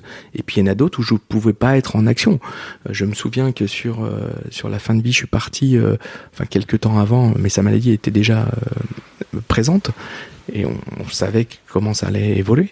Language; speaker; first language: French; native; French